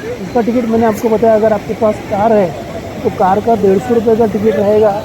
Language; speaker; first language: Hindi; non-native, local second language; Marathi